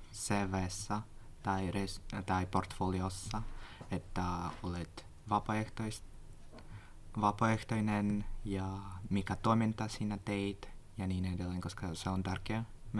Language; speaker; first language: Finnish; non-native, learner; Russian